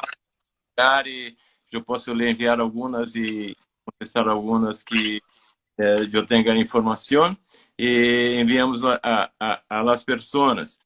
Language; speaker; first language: Spanish; non-native, fluent; Portuguese